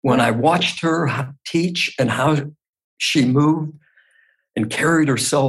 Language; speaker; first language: English; native; English